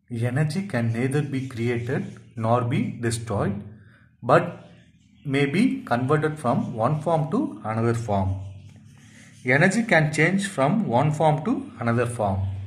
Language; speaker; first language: English; non-native, local second language; Tamil